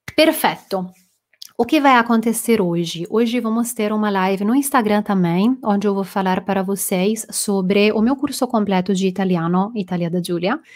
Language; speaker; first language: Portuguese; non-native, fluent; Italian